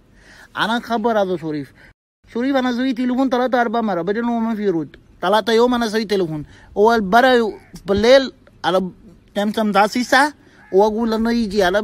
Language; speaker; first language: Arabic; non-native, learner; Bangla